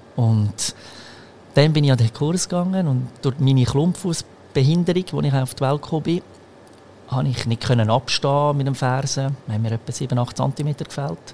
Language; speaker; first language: German; early bilingual, other home language; Croatian